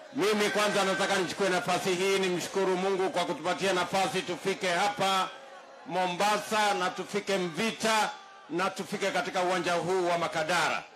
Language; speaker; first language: Swahili; non-native, local second language; Kalenjin